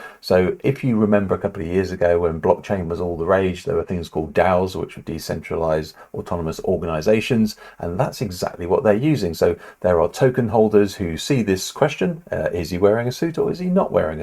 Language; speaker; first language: English; native; English